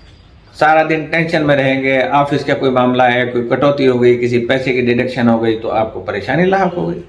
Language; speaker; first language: Urdu; native; Urdu